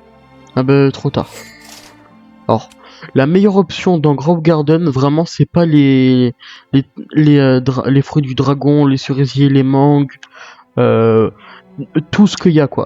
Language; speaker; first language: French; native; French